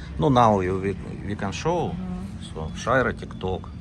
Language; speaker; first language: English; non-native, learner; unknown